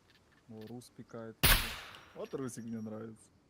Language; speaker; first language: Russian; native; Russian